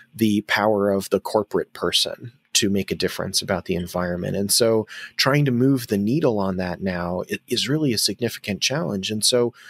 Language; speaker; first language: English; native; English